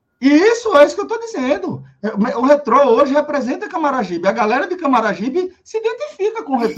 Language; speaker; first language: Portuguese; native; Portuguese